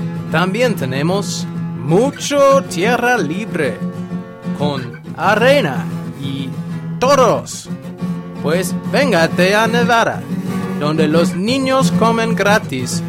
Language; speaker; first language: Spanish; non-native, learner; English